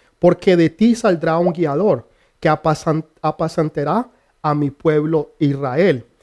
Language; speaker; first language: Spanish; early bilingual, heritage; Spanish